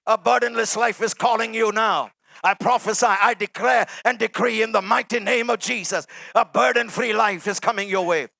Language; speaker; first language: English; non-native, local second language; Tamil